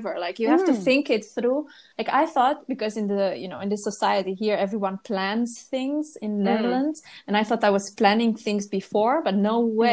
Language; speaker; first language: English; non-native, fluent; Romanian